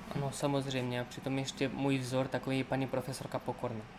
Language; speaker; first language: Czech; non-native, fluent; Romanian